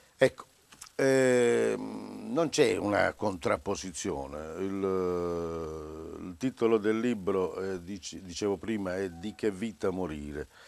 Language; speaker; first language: Italian; native; Italian